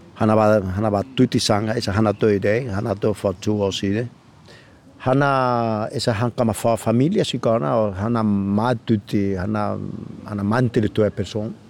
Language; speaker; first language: Danish; non-native, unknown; Spanish